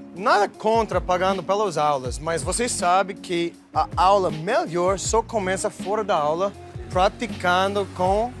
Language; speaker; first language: Portuguese; non-native, fluent; English